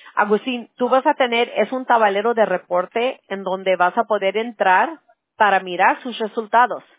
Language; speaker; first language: Spanish; early bilingual, other home language; English